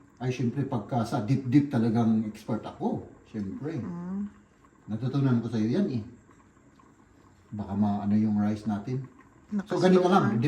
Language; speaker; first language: Filipino; native; Filipino